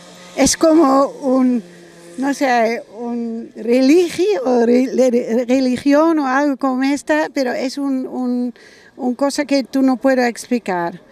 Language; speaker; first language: Spanish; non-native, learner; German